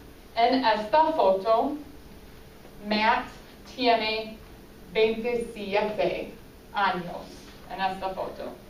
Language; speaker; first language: Spanish; non-native, fluent; English